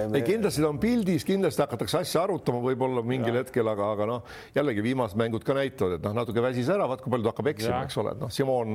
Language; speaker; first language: Estonian; native; Estonian